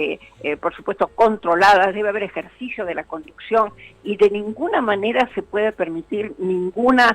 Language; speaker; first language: Spanish; native; Spanish